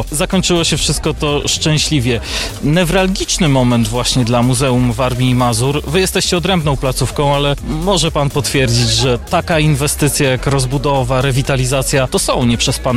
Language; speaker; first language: Polish; native; Polish